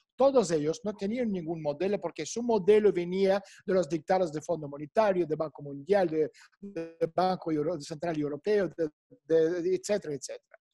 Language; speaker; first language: Spanish; non-native, fluent; Russian